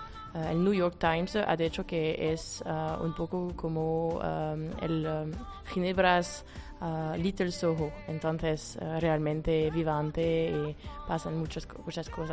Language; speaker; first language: Spanish; non-native, fluent; French